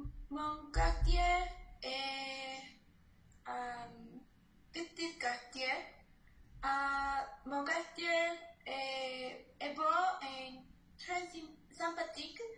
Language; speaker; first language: French; non-native, learner; Spanish